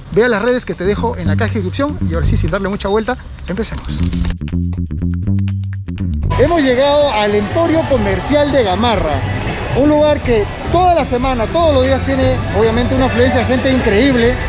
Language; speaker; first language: Spanish; native; Spanish